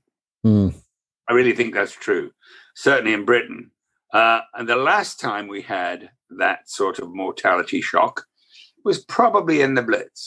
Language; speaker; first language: English; native; English